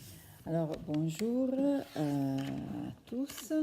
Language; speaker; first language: French; non-native, fluent; Italian